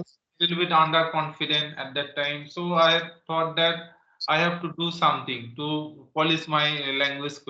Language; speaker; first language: English; non-native, local second language; Santali